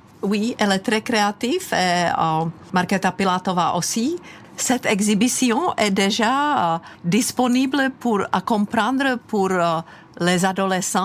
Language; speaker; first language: French; non-native, fluent; Czech